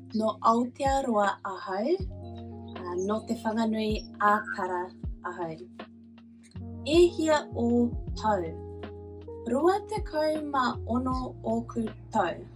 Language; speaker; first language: Māori; non-native, local second language; English